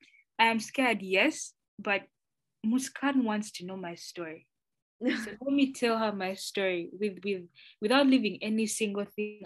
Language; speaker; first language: English; non-native, local second language; Ganda